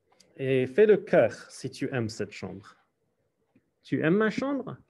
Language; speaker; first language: French; non-native, fluent; English